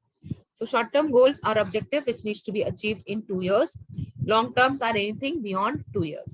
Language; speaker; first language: English; non-native, local second language; Hindi